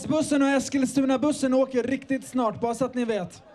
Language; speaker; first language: Swedish; early bilingual, other home language; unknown